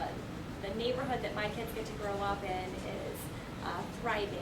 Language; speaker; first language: English; native; English